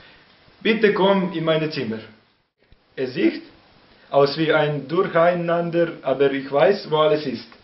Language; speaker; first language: German; non-native, learner; Serbian